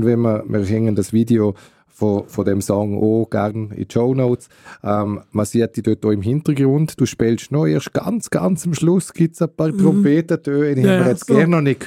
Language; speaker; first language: German; native; German